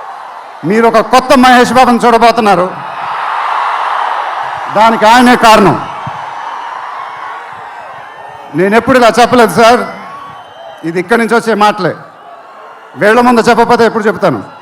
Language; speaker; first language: Telugu; native; Telugu